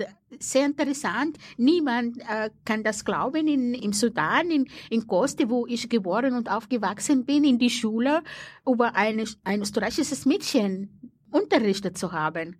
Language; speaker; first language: German; non-native, fluent; Arabic